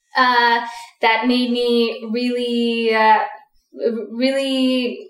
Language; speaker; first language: English; early bilingual, other home language; Russian